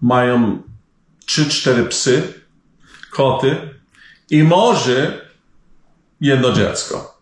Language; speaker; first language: Polish; early bilingual, heritage; Polish